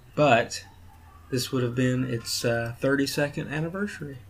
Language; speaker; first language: English; native; English